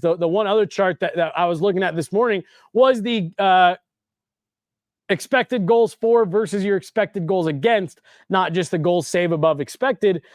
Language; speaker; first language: English; native; English